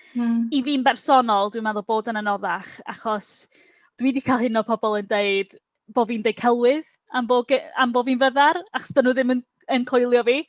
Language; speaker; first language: Welsh; native; Welsh